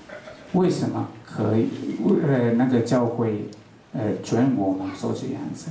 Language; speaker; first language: Chinese; non-native, fluent; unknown